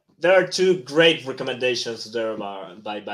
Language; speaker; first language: English; non-native, fluent; Spanish